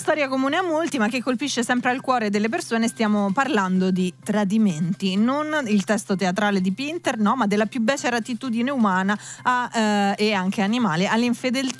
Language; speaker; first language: Italian; native; Italian